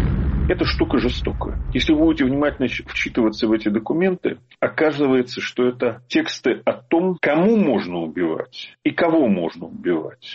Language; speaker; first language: Russian; native; Russian